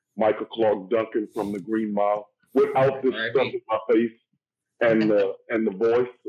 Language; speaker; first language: English; native; English